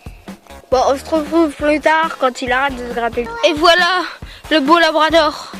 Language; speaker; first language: French; native; French